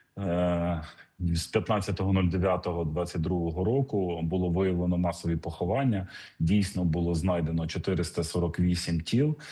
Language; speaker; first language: Ukrainian; native; Ukrainian